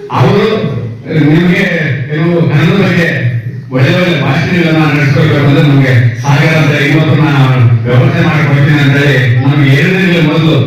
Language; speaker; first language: Kannada; non-native, local second language; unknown